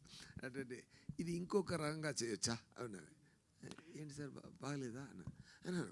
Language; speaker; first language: Telugu; non-native, fluent; Tamil